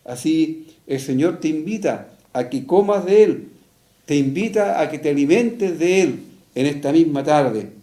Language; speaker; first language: Spanish; native; Spanish